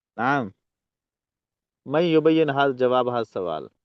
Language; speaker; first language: Arabic; non-native, learner; Urdu